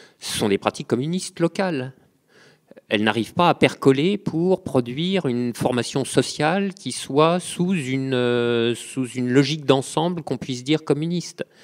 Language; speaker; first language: French; native; French